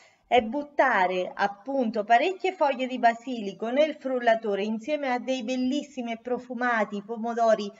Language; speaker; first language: Italian; native; Italian